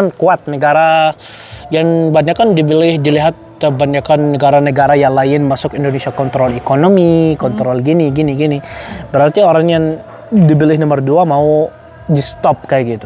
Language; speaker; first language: Indonesian; non-native, fluent; Arabic